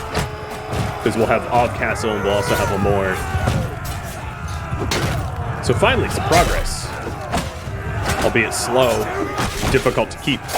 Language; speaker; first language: English; native; English